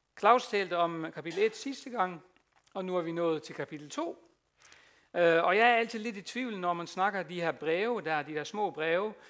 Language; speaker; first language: Danish; non-native, fluent; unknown